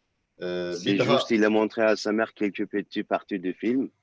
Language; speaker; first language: French; non-native, learner; Turkish